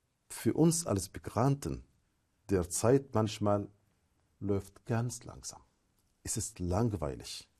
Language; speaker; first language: German; non-native, fluent; Arabic